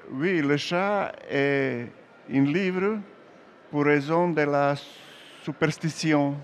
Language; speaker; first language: French; non-native, learner; Serbian